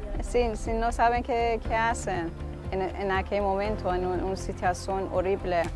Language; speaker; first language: Spanish; non-native, learner; Persian